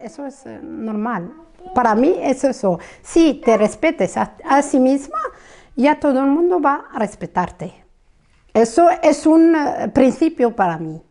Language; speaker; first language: Spanish; non-native, fluent; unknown